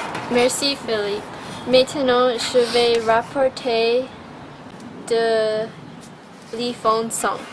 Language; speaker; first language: French; non-native, learner; English